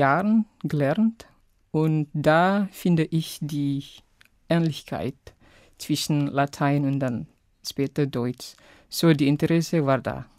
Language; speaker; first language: German; non-native, fluent; Indonesian